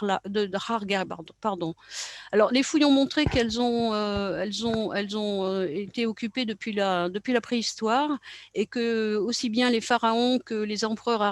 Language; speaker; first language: French; native; French